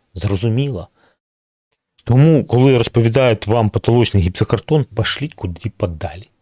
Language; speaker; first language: Ukrainian; non-native, local second language; Russian